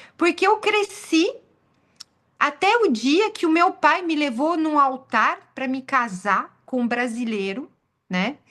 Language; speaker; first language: Portuguese; non-native, fluent; French